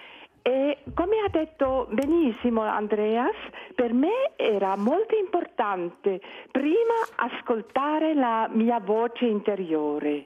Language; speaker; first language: Italian; non-native, learner; German